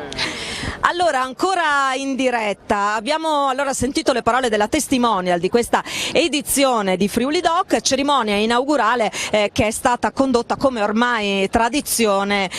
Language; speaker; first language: Italian; native; Italian